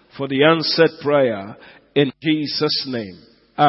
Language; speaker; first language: English; non-native, local second language; Igbo